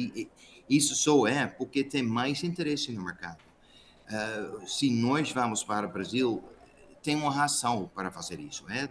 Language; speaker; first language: Portuguese; non-native, fluent; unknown